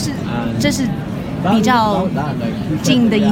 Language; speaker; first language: Chinese; non-native, local second language; Cantonese